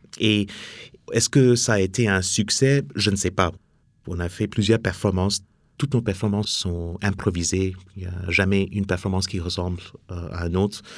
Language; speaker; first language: French; non-native, fluent; English